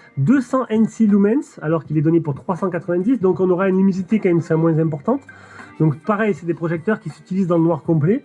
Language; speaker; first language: French; native; French